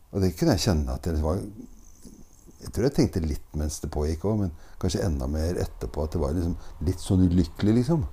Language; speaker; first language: Norwegian; native; Norwegian